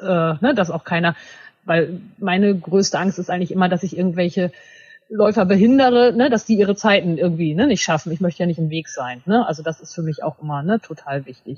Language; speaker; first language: German; native; German